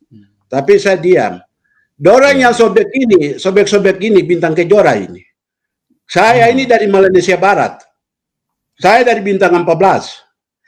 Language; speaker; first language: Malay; non-native, local second language; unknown